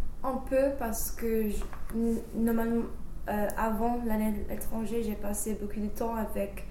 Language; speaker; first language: French; non-native, fluent; English